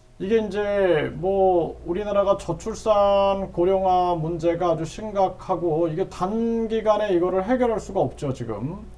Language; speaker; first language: Korean; native; Korean